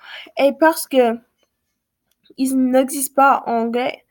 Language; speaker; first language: French; non-native, learner; English